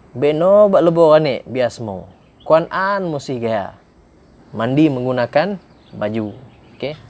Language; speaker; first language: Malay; non-native, local second language; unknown